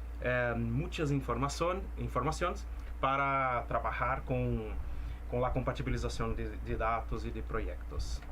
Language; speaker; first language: Spanish; non-native, fluent; Portuguese